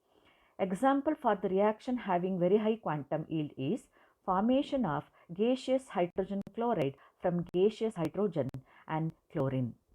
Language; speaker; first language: English; non-native, local second language; Kannada